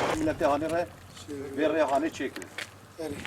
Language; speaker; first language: Turkish; non-native, local second language; Kurdish